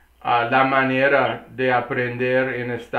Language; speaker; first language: Spanish; non-native, learner; English